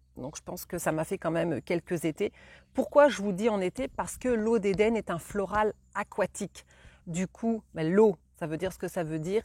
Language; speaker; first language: French; native; French